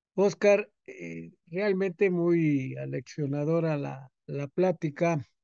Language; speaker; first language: Spanish; native; Spanish